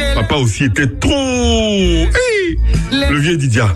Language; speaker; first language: French; non-native, local second language; Akan